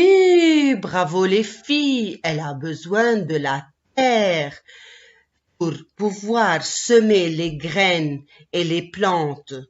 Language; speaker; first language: French; non-native, local second language; Arabic